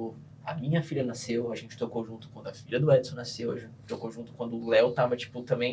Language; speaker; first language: Portuguese; native; Portuguese